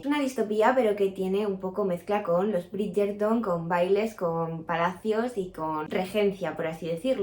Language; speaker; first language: Spanish; native; Spanish